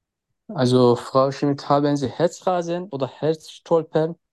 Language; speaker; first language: German; non-native, learner; Turkish